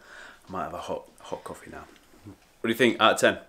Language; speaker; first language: English; native; English